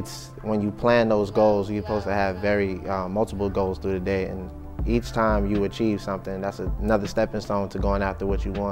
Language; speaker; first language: English; native; English